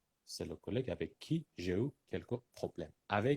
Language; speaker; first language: French; non-native, fluent; Persian